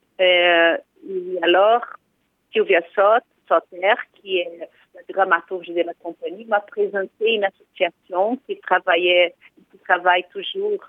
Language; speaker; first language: French; non-native, fluent; Portuguese